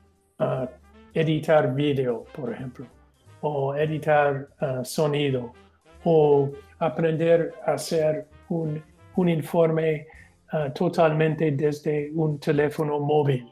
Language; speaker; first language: Spanish; non-native, fluent; English